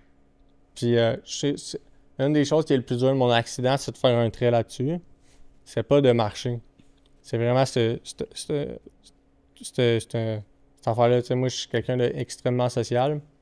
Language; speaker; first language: French; native; French